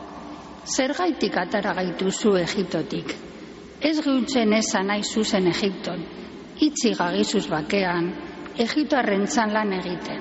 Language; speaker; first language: Basque; native; Basque